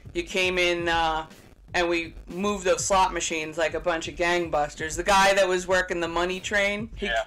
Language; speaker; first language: English; native; English